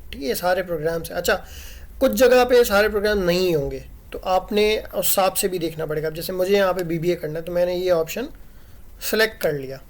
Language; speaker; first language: Urdu; non-native, local second language; Sindhi